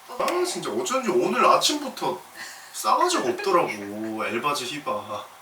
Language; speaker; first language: Korean; native; Korean